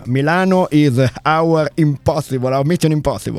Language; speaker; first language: English; non-native, learner; Italian